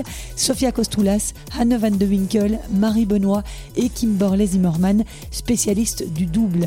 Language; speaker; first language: French; native; French